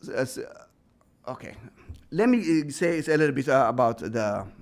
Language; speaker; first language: English; non-native, fluent; Amharic